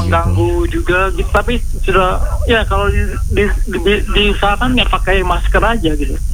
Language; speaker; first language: Indonesian; native; Indonesian